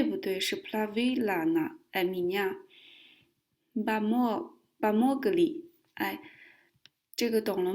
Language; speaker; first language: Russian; non-native, learner; Kyrgyz